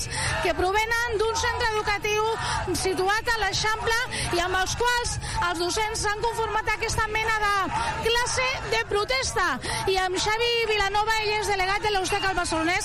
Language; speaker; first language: Catalan; native; Catalan